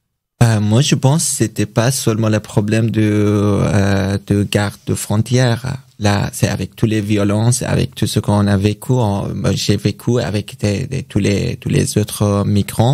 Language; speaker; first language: French; non-native, learner; Persian